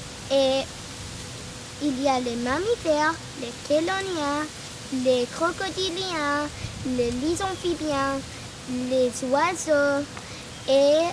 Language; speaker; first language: French; non-native, learner; English